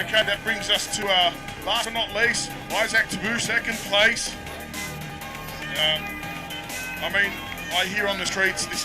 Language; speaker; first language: English; native; English